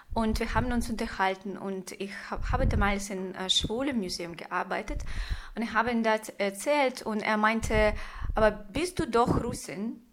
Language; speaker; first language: German; non-native, fluent; Russian